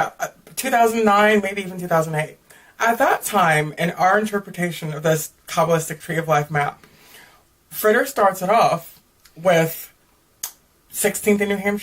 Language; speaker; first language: English; native; English